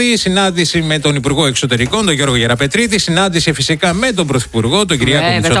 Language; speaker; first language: Greek; native; Greek